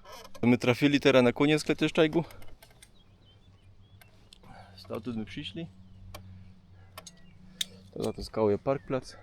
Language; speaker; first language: Polish; non-native, local second language; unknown